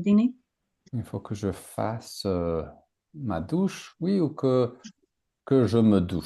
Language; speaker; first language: French; native; French